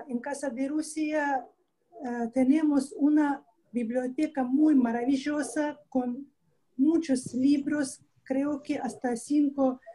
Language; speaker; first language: Spanish; non-native, fluent; Russian